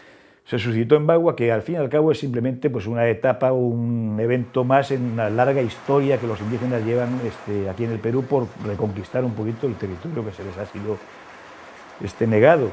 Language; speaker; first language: Spanish; native; Spanish